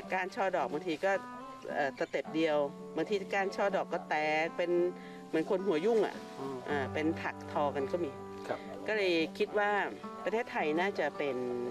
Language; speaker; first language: Thai; native; Thai